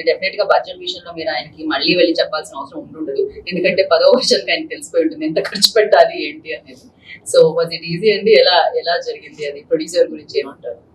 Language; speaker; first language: Telugu; native; Telugu